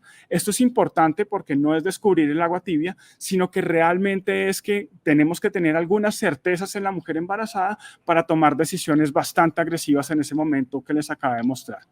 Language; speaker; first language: Spanish; native; Spanish